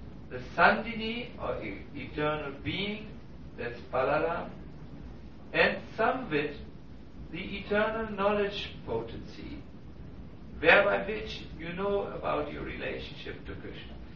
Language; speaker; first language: English; non-native, fluent; German